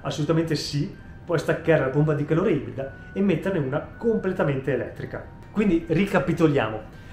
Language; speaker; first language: Italian; native; Italian